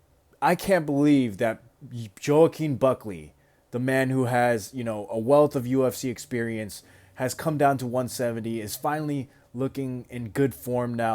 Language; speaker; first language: English; native; English